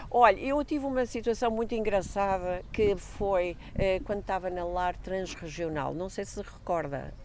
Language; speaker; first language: Portuguese; native; Portuguese